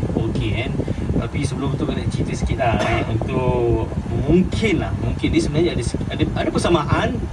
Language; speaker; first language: Malay; native; Malay